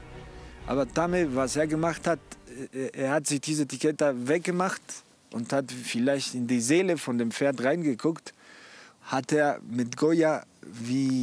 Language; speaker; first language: German; non-native, fluent; Spanish